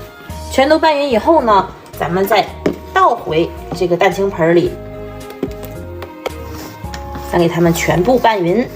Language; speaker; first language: Chinese; native; Chinese